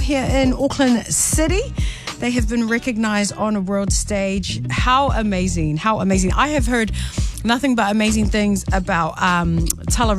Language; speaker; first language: English; non-native, fluent; Samoan